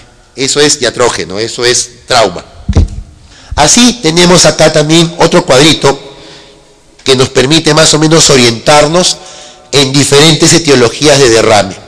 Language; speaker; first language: Spanish; native; Spanish